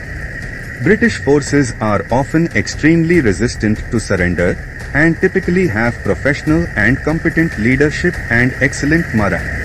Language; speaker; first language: English; non-native, fluent; Portuguese